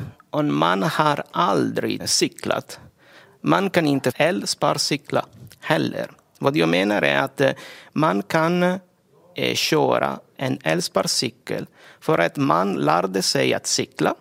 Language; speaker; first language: Swedish; non-native, fluent; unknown